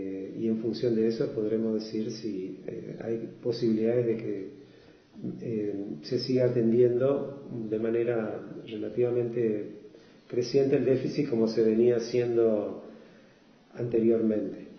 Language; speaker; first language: Spanish; native; Spanish